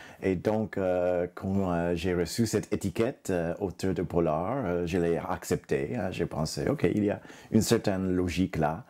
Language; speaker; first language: French; non-native, fluent; English